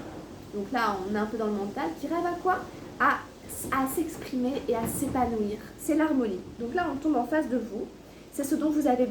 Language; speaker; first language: French; native; French